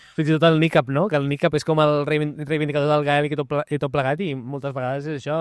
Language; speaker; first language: Catalan; non-native, local second language; Spanish